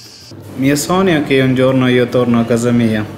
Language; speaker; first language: Italian; non-native, learner; Punjabi